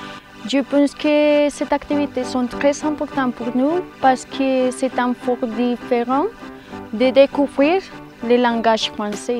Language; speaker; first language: French; non-native, learner; Spanish